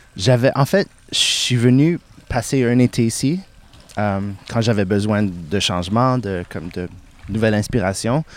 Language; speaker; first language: French; non-native, local second language; English